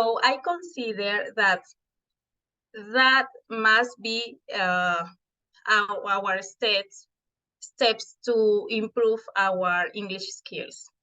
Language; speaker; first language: English; non-native, fluent; Spanish